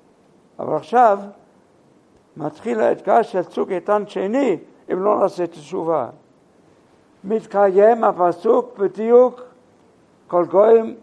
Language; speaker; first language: Hebrew; non-native, fluent; English